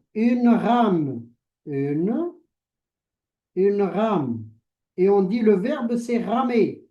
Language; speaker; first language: French; non-native, local second language; Arabic